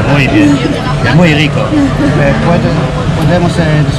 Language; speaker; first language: Spanish; non-native, learner; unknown